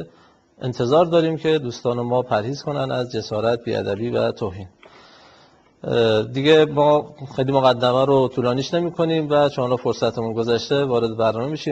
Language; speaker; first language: Persian; native; Persian